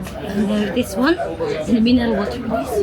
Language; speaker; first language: English; non-native, learner; Korean